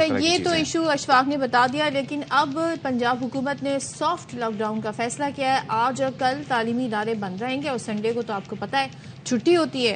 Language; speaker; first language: Urdu; native; Urdu